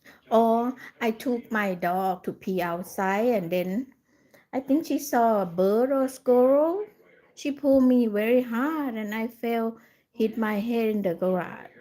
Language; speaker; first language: English; non-native, learner; Thai